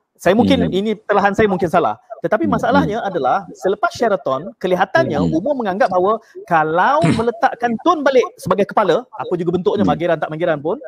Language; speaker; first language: Malay; native; Malay